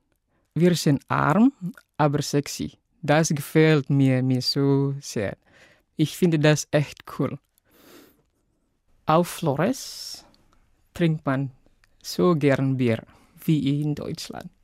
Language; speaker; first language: German; non-native, fluent; Indonesian